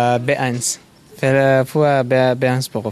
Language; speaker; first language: German; non-native, learner; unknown